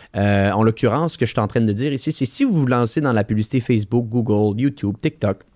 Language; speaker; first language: French; native; French